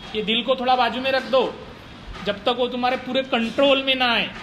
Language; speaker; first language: Hindi; non-native, local second language; Marathi